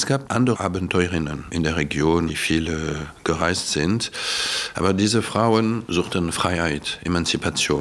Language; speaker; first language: German; non-native, fluent; French